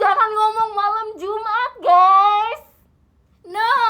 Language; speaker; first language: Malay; non-native, learner; Indonesian